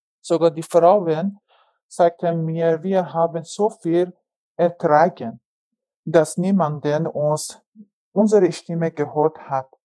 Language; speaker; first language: German; non-native, learner; Persian